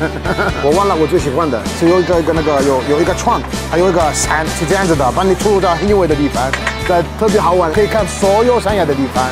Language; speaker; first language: Chinese; non-native, learner; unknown